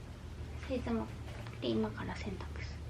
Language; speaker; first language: Japanese; native; Japanese